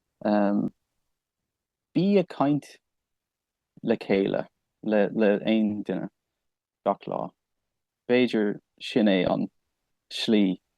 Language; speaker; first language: Irish; non-native, local second language; English